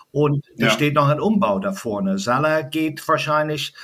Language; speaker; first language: German; non-native, fluent; English